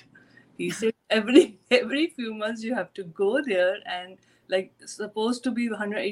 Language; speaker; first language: English; non-native, local second language; Hindi